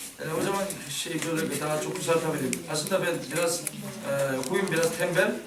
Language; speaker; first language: Turkish; non-native, learner; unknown